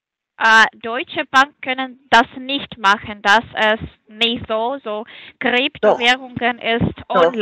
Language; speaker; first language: German; non-native, fluent; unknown